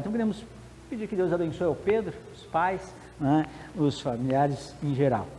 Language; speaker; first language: Portuguese; native; Portuguese